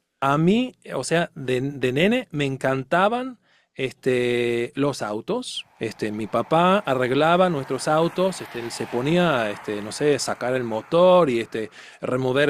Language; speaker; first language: Spanish; non-native, fluent; English